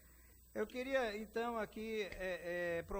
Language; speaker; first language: Portuguese; native; Portuguese